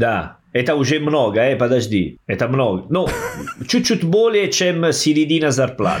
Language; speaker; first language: Russian; non-native, fluent; Italian